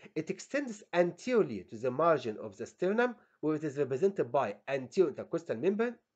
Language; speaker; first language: English; non-native, fluent; Arabic